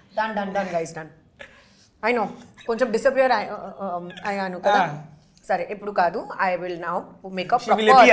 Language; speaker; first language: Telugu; non-native, learner; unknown